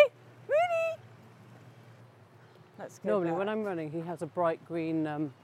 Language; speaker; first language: English; native; English